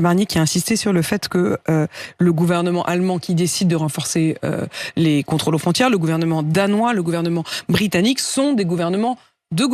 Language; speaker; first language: French; native; French